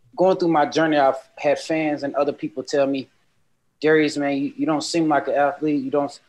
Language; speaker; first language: English; native; English